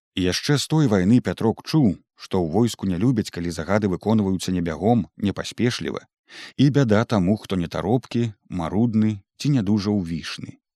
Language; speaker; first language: Belarusian; native; Belarusian